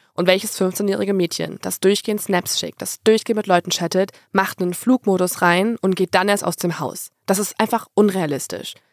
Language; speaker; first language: German; native; German